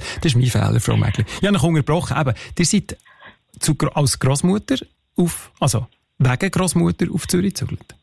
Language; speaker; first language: German; native; German